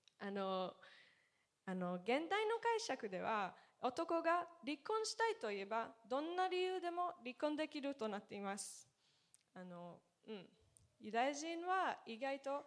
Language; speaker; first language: Japanese; non-native, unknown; Hebrew